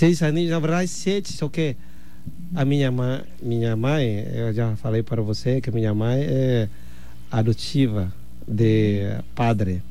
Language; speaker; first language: Portuguese; non-native, fluent; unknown